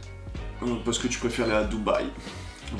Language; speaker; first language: French; native; French